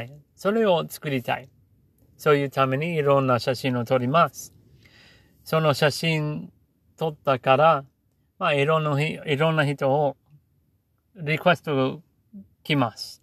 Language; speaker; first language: Japanese; non-native, learner; English